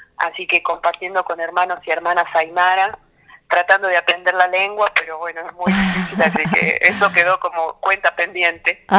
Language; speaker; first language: Spanish; native; Spanish